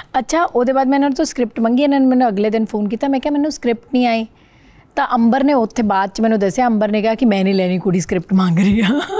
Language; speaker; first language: Punjabi; non-native, local second language; Hindi